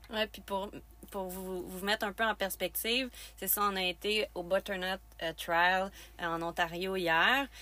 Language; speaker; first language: French; native; French